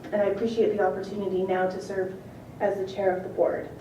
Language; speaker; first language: English; native; English